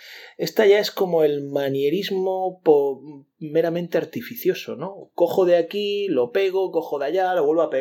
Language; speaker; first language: Spanish; native; Spanish